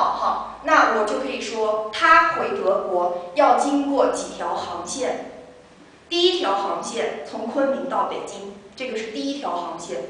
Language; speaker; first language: Chinese; native; Chinese